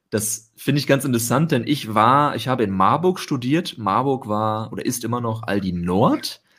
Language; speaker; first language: German; native; German